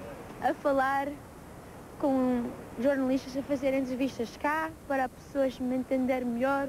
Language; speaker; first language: Portuguese; early bilingual, heritage; English